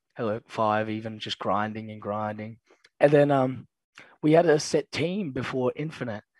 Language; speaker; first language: English; native; English